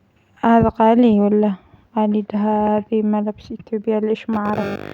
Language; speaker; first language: Arabic; non-native, learner; Amharic